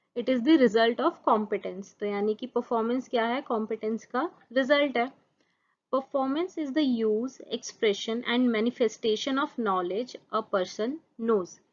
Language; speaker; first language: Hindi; native; Hindi